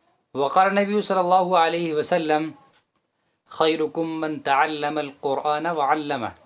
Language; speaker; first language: Arabic; non-native, fluent; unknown